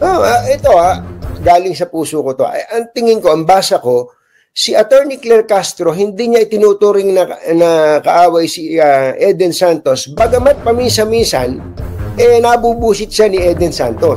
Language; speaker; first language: Filipino; native; Filipino